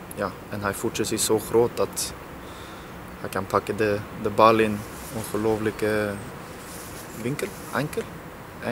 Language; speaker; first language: Dutch; non-native, learner; Swedish